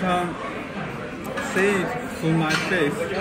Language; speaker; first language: English; non-native, learner; Chinese